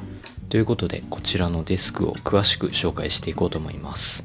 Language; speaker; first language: Japanese; native; Japanese